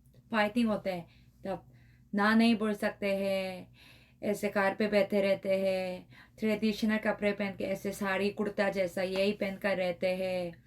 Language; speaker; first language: Hindi; non-native, learner; Korean